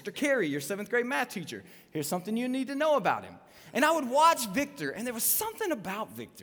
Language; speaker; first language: English; native; English